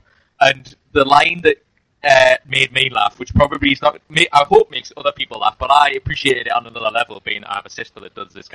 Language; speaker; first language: English; native; English